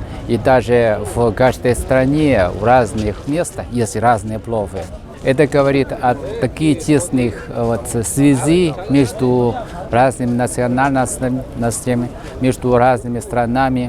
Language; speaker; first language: Russian; non-native, fluent; Chinese